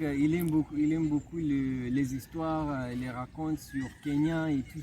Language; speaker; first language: French; non-native, fluent; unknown